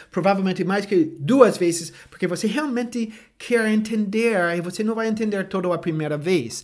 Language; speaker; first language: Portuguese; non-native, fluent; English